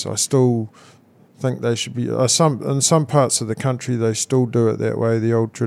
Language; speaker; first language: English; native; English